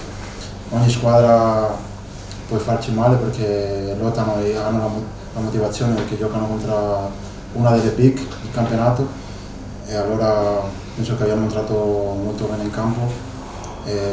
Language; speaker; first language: Italian; non-native, fluent; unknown